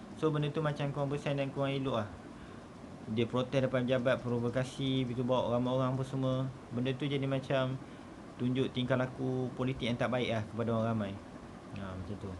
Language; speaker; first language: Malay; native; Malay